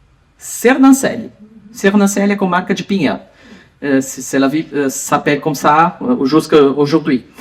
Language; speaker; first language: French; non-native, learner; Portuguese